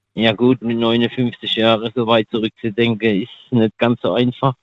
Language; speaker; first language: German; native; German